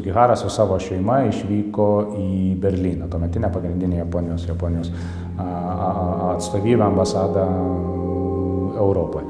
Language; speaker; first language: Lithuanian; native; Lithuanian